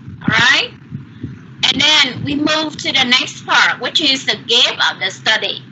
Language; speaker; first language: English; non-native, learner; Vietnamese